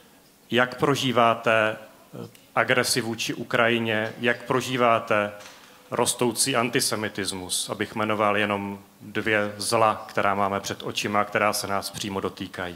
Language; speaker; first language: Czech; native; Czech